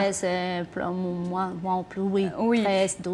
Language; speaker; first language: French; non-native, fluent; Spanish